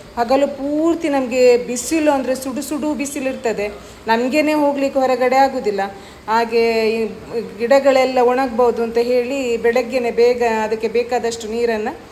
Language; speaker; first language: Kannada; non-native, local second language; Tulu